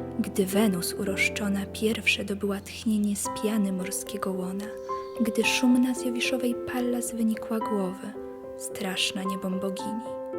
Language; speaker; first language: Polish; native; Polish